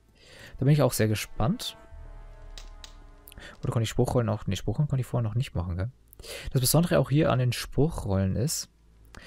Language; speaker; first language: German; native; German